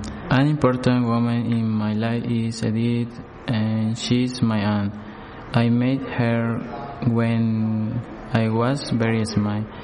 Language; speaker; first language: English; non-native, learner; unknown